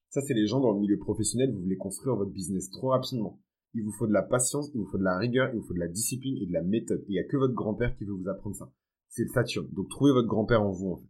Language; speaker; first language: French; early bilingual, other home language; Fon